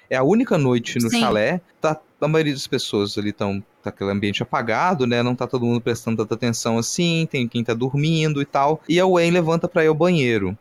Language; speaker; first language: Portuguese; native; Portuguese